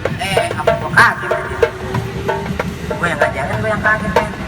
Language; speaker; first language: Indonesian; native; Indonesian